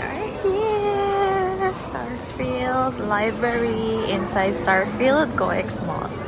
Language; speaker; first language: English; non-native, local second language; Filipino